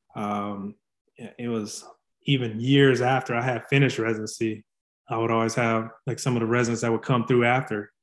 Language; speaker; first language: English; native; English